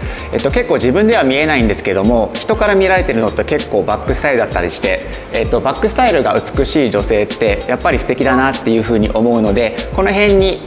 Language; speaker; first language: Japanese; native; Japanese